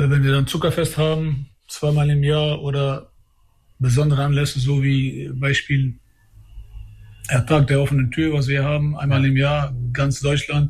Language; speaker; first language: German; early bilingual, other home language; Albanian